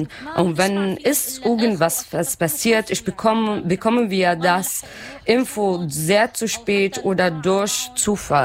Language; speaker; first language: German; non-native, learner; Arabic